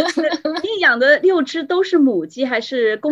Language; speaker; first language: Chinese; native; Chinese